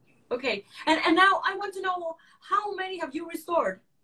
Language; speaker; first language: English; non-native, fluent; Spanish